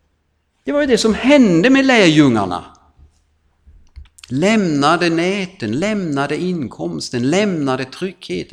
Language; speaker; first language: Swedish; non-native, fluent; German